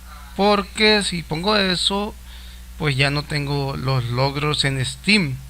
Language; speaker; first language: Spanish; native; Spanish